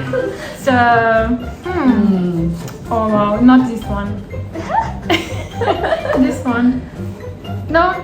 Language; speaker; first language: English; non-native, fluent; Serbian